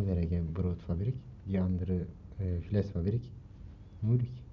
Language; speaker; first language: Dutch; non-native, learner; Turkish